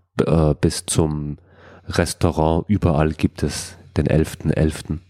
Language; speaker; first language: German; non-native, fluent; Chinese